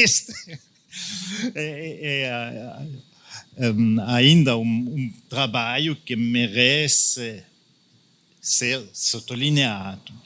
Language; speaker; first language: Portuguese; non-native, learner; French